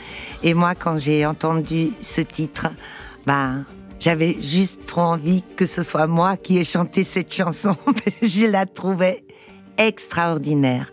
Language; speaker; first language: French; early bilingual, other home language; Portuguese